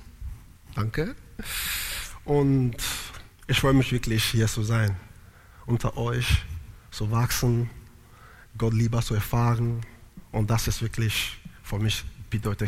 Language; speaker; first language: German; non-native, learner; Italian